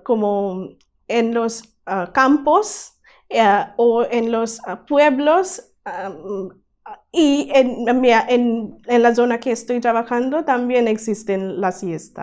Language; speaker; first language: Spanish; non-native, learner; Bangla